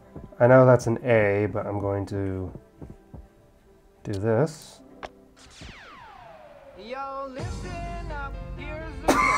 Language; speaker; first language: English; native; English